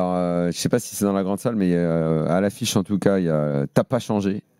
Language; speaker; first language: French; native; French